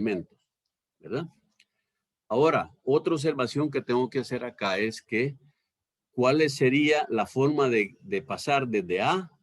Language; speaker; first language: Spanish; native; Spanish